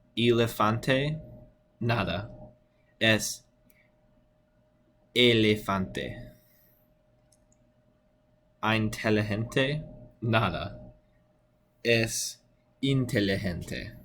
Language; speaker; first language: Spanish; non-native, learner; English